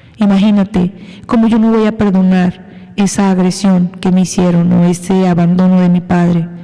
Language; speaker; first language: Spanish; native; Spanish